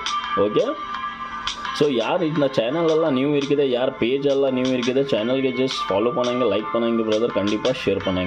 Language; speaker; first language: Tamil; non-native, learner; Kannada